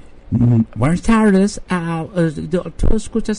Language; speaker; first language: Spanish; non-native, learner; French